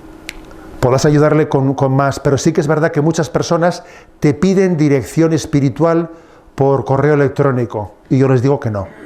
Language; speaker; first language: Spanish; native; Spanish